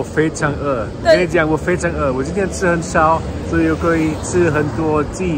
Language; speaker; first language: Chinese; non-native, fluent; German